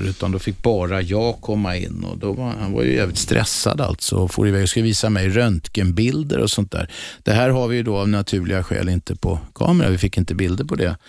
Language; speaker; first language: Swedish; native; Swedish